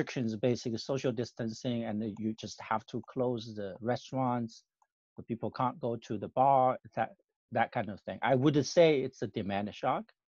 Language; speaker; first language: English; non-native, fluent; Chinese